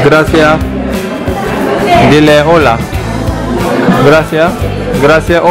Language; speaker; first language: Spanish; non-native, learner; Korean